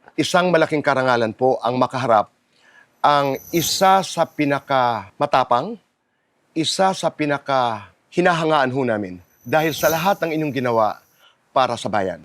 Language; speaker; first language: Filipino; native; Filipino